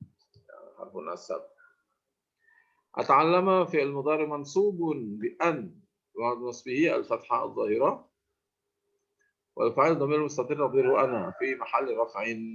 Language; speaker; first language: Arabic; non-native, fluent; Indonesian